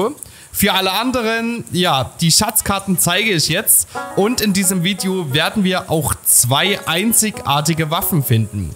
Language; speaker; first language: German; native; German